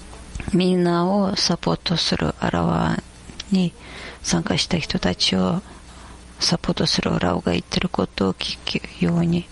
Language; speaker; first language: Japanese; non-native, fluent; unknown